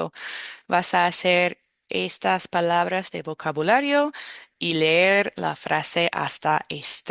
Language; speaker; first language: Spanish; non-native, fluent; English